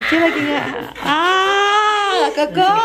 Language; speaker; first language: Spanish; non-native, learner; Indonesian